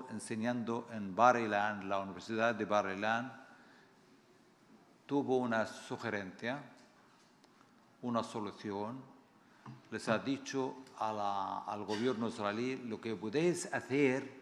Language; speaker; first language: Spanish; non-native, fluent; Arabic